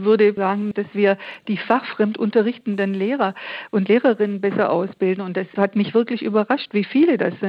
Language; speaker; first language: German; native; German